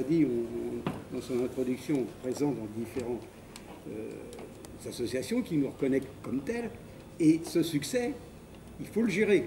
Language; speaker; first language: French; native; French